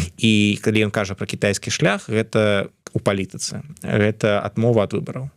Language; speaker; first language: Belarusian; non-native, local second language; Russian